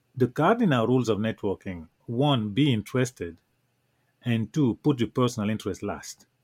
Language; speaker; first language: English; non-native, local second language; French